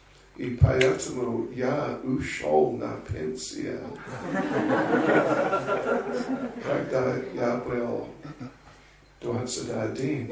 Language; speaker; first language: Russian; non-native, learner; English